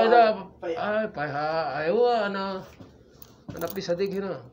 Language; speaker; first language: Arabic; non-native, learner; Filipino